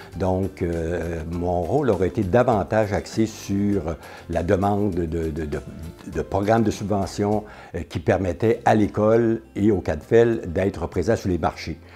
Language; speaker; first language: French; native; French